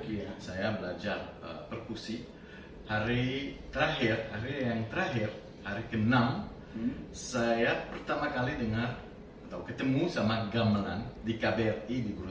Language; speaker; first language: Indonesian; non-native, fluent; French